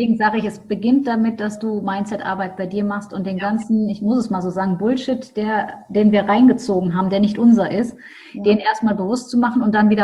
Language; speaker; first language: German; native; German